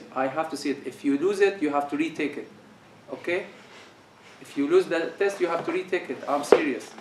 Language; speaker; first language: English; non-native, fluent; Arabic